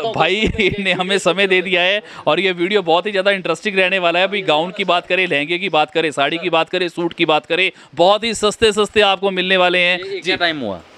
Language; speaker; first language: Hindi; native; Hindi